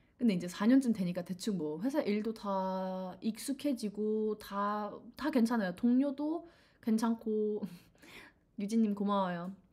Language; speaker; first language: Korean; native; Korean